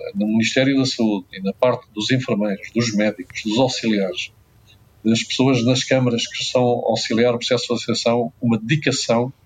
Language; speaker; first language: Portuguese; native; Portuguese